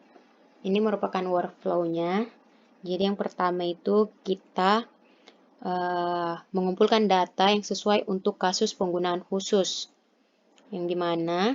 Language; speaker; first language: Indonesian; native; Indonesian